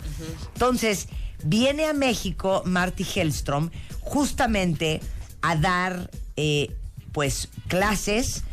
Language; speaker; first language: Spanish; native; Spanish